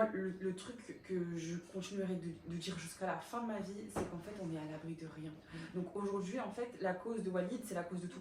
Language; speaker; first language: French; native; French